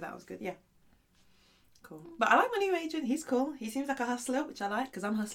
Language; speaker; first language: English; early bilingual, other home language; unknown